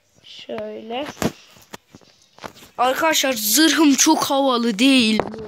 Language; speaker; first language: Turkish; native; Turkish